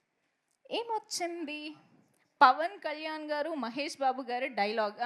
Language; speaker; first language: Telugu; native; Telugu